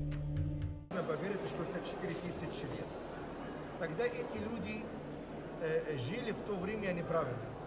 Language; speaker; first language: Russian; non-native, learner; Arabic